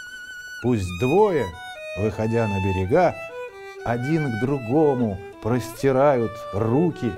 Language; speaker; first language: Russian; native; Russian